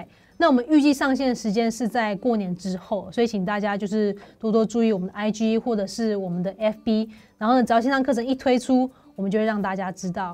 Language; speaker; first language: Chinese; native; Chinese